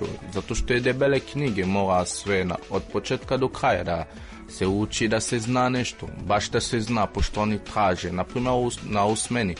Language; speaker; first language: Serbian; non-native, fluent; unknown